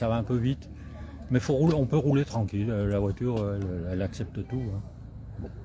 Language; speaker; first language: French; native; French